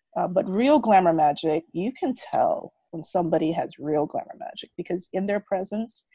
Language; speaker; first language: English; native; English